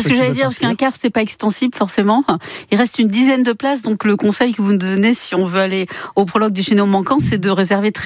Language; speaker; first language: French; native; French